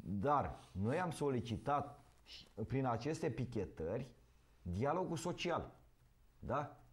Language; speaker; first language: Romanian; native; Romanian